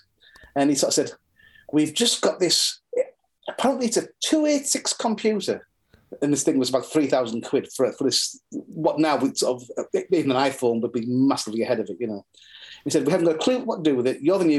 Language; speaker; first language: English; native; English